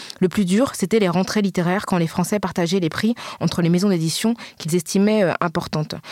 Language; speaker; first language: French; early bilingual, other home language; Wolof